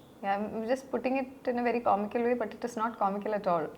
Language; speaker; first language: English; non-native, local second language; Malayalam